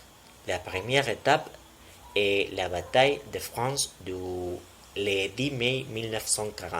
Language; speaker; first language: French; non-native, learner; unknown